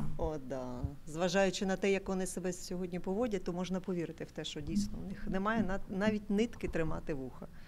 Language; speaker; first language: Ukrainian; native; Ukrainian